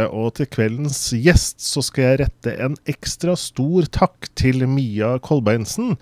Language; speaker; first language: Norwegian; native; Norwegian